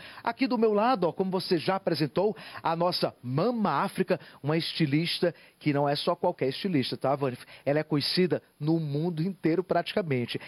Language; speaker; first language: Portuguese; native; Portuguese